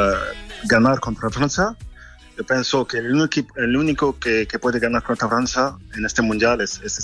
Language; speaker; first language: Spanish; non-native, fluent; French